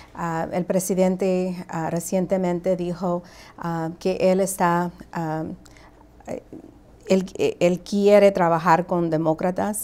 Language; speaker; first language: Spanish; early bilingual, heritage; Spanish